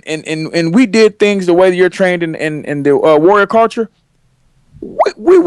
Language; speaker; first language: English; native; English